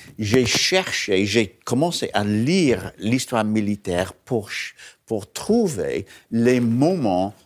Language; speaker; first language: French; non-native, learner; English